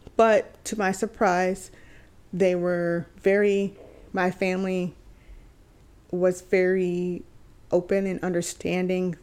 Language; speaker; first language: English; native; English